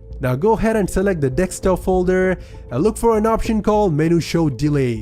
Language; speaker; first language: English; non-native, fluent; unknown